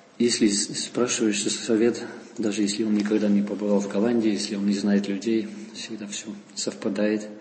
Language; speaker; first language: Russian; non-native, fluent; Dutch